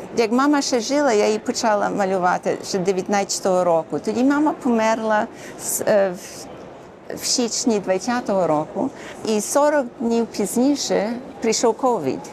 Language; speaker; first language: Ukrainian; early bilingual, heritage; Ukrainian